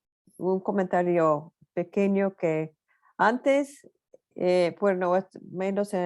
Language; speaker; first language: Spanish; non-native, fluent; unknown